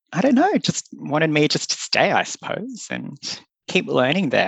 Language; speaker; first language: English; native; English